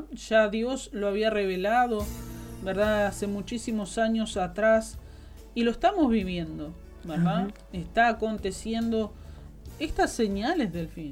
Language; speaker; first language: Spanish; native; Spanish